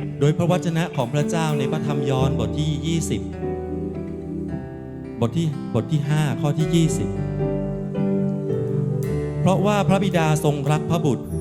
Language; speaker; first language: Thai; native; Thai